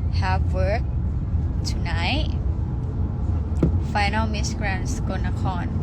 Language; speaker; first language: English; non-native, learner; Thai